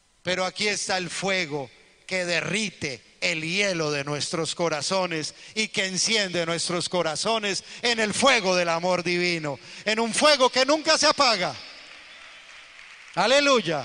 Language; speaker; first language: Spanish; native; Spanish